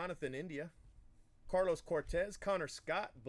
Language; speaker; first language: English; native; English